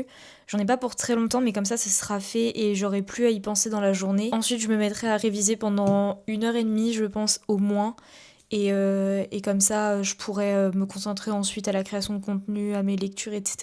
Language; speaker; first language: French; native; French